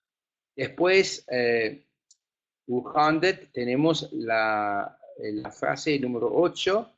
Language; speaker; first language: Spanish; non-native, fluent; Afrikaans